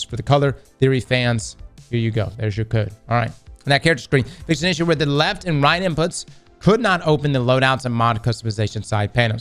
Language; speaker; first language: English; native; English